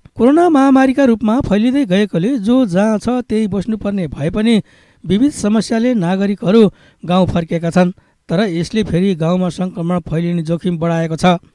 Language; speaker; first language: Nepali; native; Nepali